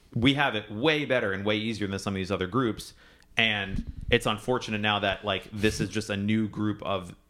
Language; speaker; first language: English; native; English